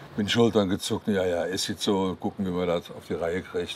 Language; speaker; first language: German; native; German